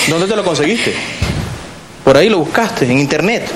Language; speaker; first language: Spanish; native; Spanish